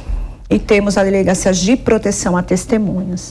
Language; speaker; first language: Portuguese; native; Portuguese